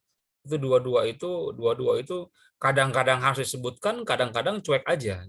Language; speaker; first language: Indonesian; native; Indonesian